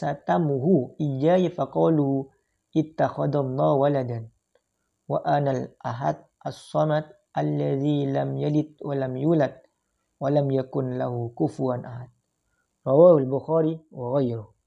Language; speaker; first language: Arabic; non-native, fluent; Indonesian